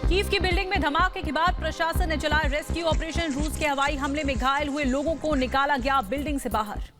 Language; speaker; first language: Hindi; native; Hindi